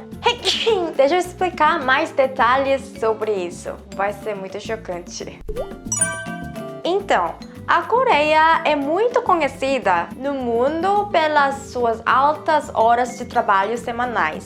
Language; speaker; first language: Portuguese; non-native, fluent; Korean